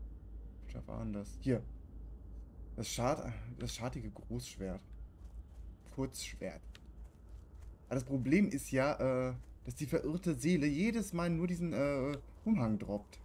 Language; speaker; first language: German; native; German